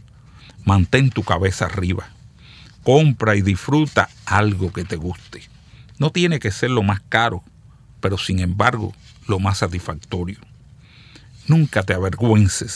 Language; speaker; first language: Spanish; native; Spanish